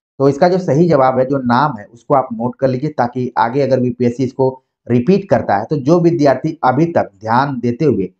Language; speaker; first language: Hindi; native; Hindi